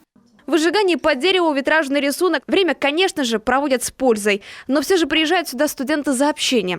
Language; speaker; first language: Russian; native; Russian